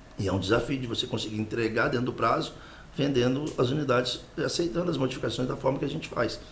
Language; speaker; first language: Portuguese; native; Portuguese